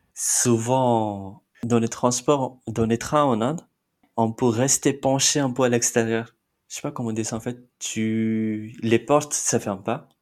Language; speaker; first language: French; non-native, fluent; Marathi